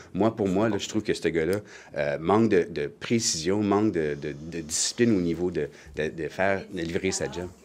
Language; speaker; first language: French; native; French